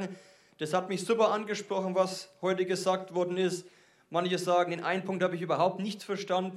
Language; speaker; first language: German; native; German